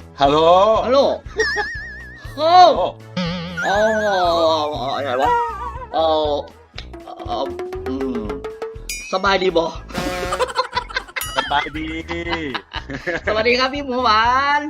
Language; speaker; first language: Thai; native; Thai